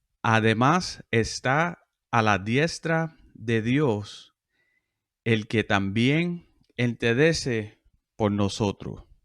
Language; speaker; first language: Spanish; early bilingual, heritage; Spanish